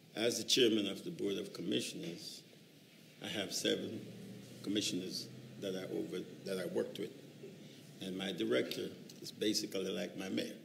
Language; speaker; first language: English; native; English